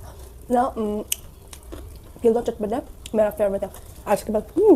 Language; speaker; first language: Hindi; non-native, local second language; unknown